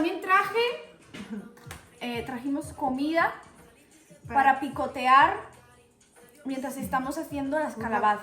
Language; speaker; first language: Spanish; early bilingual, other home language; Portuguese